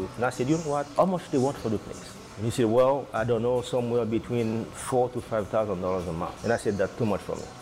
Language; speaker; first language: English; non-native, fluent; Haitian Creole